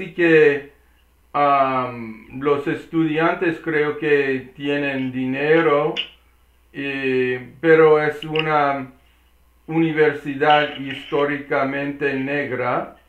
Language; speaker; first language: Spanish; non-native, learner; English